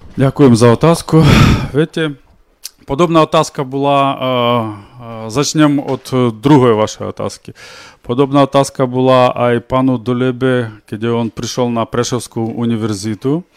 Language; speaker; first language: Slovak; non-native, learner; Ukrainian